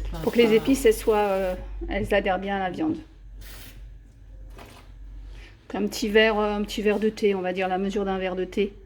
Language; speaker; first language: French; native; French